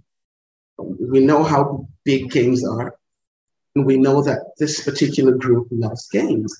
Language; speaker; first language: English; non-native, local second language; Yoruba